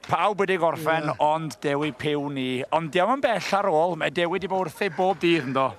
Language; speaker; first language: Welsh; native; Welsh